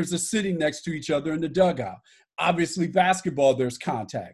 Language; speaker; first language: English; native; English